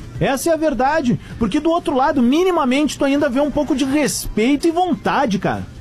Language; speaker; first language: Portuguese; native; Portuguese